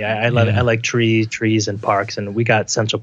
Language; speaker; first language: English; native; English